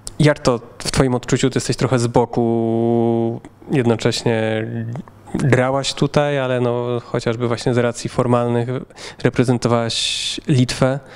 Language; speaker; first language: Polish; native; Polish